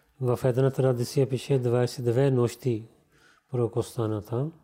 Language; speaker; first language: Bulgarian; non-native, learner; Urdu